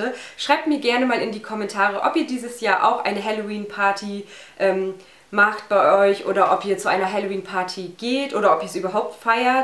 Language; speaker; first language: German; native; German